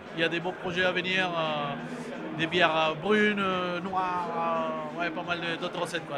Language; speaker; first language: French; non-native, fluent; Spanish